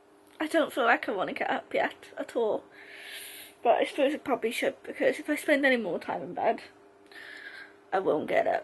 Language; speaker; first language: English; native; English